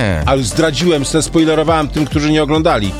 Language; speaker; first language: Polish; native; Polish